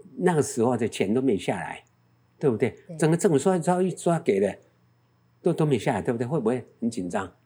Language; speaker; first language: Chinese; native; Chinese